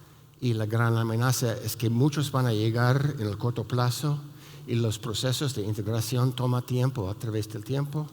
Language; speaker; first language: Spanish; non-native, fluent; English